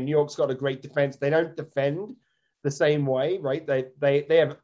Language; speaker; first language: English; native; English